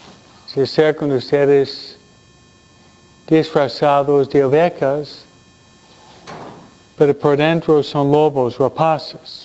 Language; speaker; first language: Spanish; non-native, fluent; English